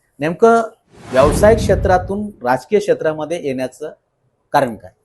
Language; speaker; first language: Marathi; native; Marathi